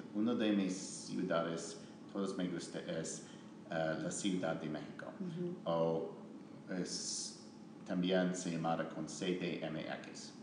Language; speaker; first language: Spanish; non-native, learner; English